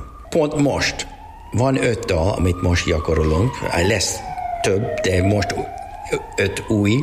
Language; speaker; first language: Hungarian; non-native, learner; English